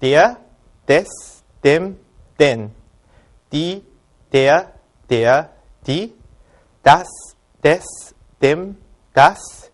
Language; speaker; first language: German; non-native, fluent; Korean